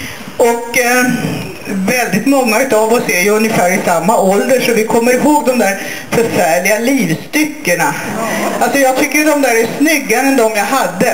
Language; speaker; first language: Swedish; native; Swedish